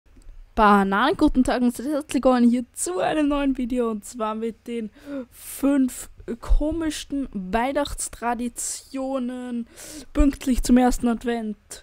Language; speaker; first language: German; native; German